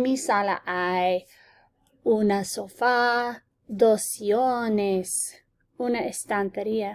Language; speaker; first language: Spanish; non-native, fluent; English